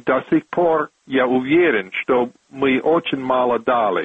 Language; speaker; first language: Russian; non-native, fluent; English